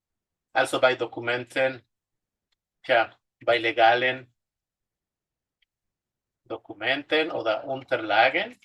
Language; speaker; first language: German; non-native, fluent; Spanish